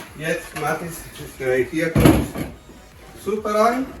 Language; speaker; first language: German; non-native, learner; Tamil